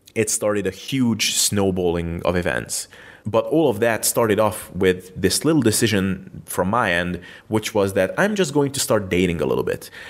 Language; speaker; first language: English; non-native, fluent; Hungarian